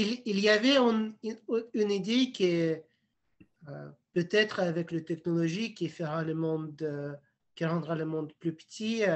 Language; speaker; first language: French; non-native, fluent; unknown